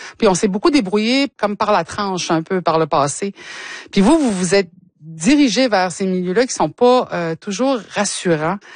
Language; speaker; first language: French; native; French